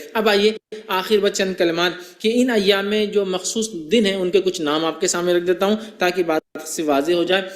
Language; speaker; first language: Urdu; native; Urdu